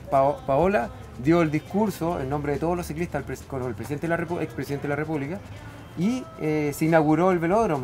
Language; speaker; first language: Spanish; native; Spanish